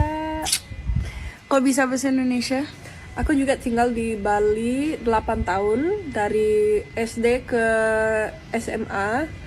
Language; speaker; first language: Indonesian; early bilingual, other home language; Dutch